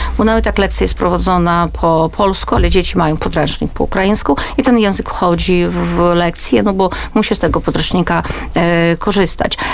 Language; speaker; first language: Polish; early bilingual, heritage; Polish